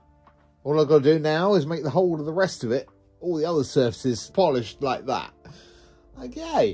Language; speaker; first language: English; native; English